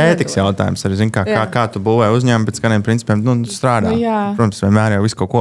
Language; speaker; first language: Latvian; native; Latvian